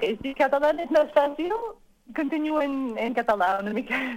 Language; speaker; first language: Spanish; non-native, learner; English